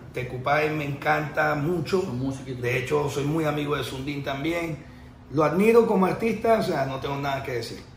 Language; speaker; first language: Spanish; native; Spanish